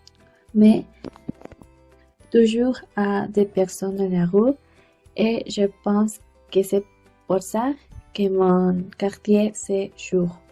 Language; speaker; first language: French; non-native, learner; Spanish